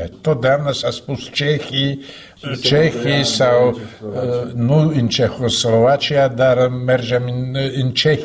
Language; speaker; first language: Romanian; non-native, fluent; Slovak